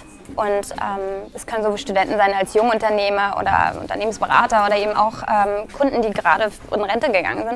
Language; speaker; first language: German; native; German